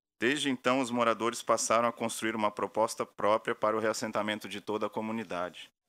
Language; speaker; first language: Portuguese; native; Portuguese